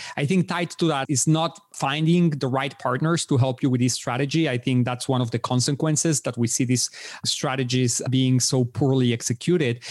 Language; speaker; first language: English; non-native, fluent; Spanish